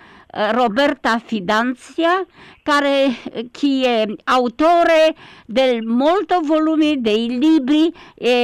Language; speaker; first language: Italian; non-native, learner; Romanian